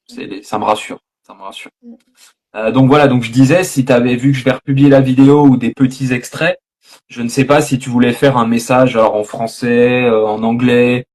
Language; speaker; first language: French; native; French